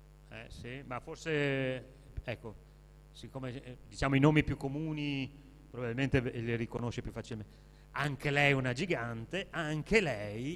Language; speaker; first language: Italian; native; Italian